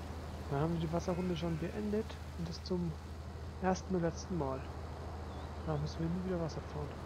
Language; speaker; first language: German; native; German